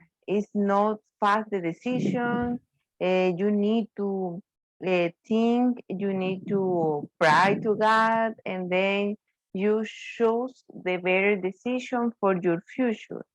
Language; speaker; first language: English; non-native, learner; Spanish